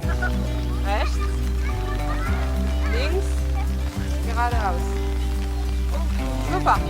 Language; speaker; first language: German; non-native, fluent; French